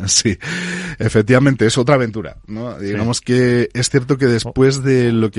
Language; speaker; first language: Spanish; native; Spanish